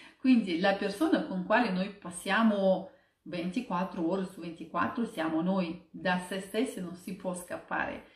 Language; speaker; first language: Italian; non-native, fluent; Russian